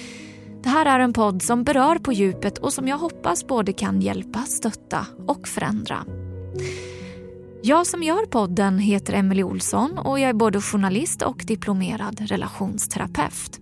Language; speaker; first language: Swedish; native; Swedish